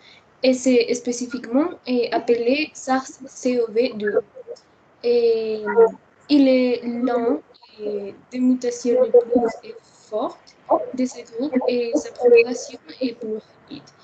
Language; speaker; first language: French; non-native, learner; Spanish